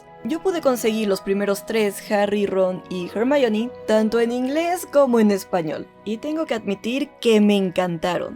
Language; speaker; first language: Spanish; native; Spanish